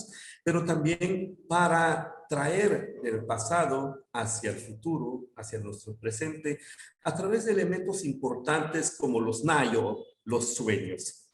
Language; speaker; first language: Spanish; non-native, local second language; Yucateco